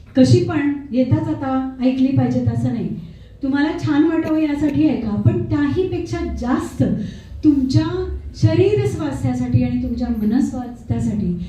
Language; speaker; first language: Marathi; native; Marathi